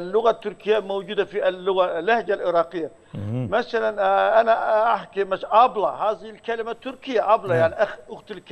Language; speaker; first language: Arabic; non-native, fluent; Turkish